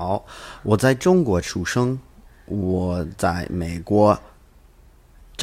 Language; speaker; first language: Chinese; non-native, learner; English